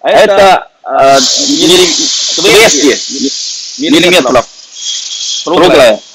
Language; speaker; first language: Russian; non-native, fluent; Chinese